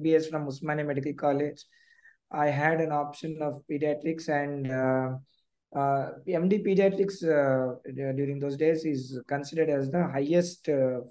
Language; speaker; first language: English; non-native, local second language; Telugu